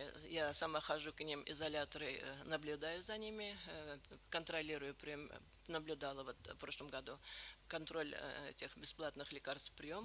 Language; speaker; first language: Russian; native; Russian